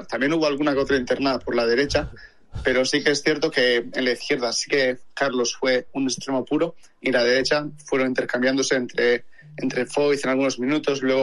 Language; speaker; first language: Spanish; native; Spanish